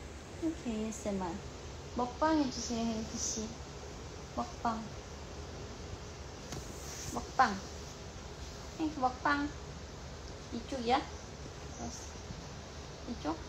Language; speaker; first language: Korean; early bilingual, heritage; Korean